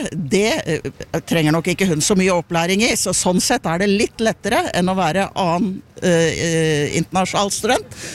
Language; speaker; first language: Norwegian; native; Norwegian